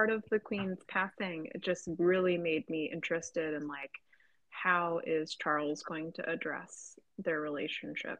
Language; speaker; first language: English; native; English